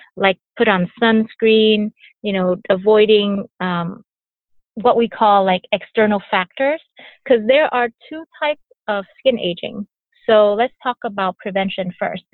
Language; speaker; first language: English; early bilingual, other home language; Vietnamese